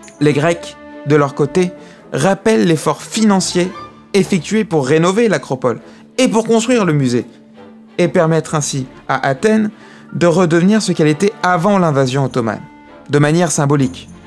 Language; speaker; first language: French; native; French